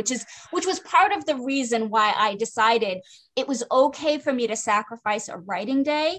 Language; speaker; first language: English; native; English